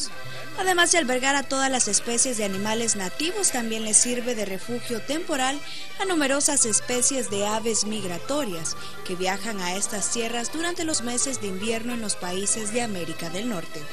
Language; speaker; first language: Spanish; native; Spanish